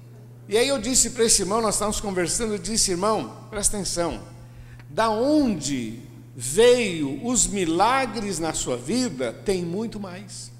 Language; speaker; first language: Portuguese; native; Portuguese